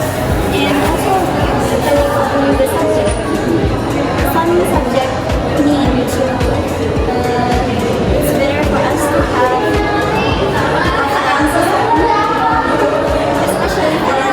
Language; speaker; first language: English; non-native, learner; Indonesian